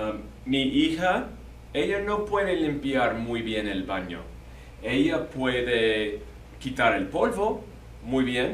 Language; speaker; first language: Spanish; non-native, fluent; English